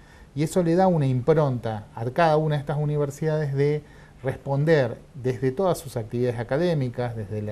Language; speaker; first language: Spanish; native; Spanish